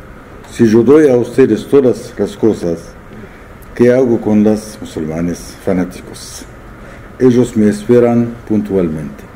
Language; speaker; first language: Spanish; non-native, fluent; Arabic